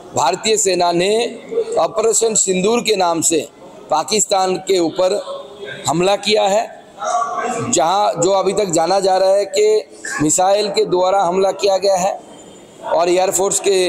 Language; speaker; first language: Hindi; non-native, local second language; Bangla